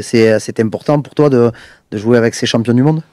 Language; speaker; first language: French; native; French